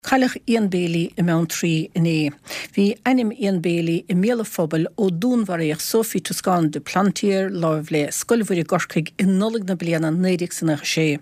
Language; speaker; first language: Irish; native; Irish